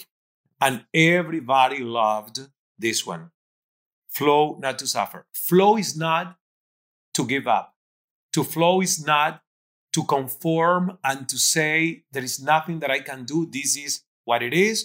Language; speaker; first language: English; non-native, fluent; Spanish